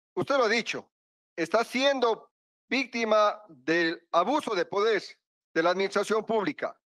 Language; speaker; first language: Spanish; native; Spanish